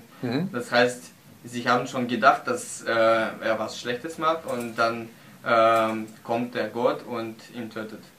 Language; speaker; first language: German; non-native, learner; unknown